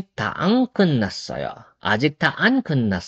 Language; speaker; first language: Korean; non-native, fluent; Filipino